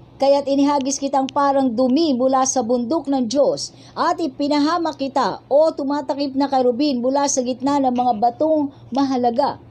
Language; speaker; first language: Filipino; native; Filipino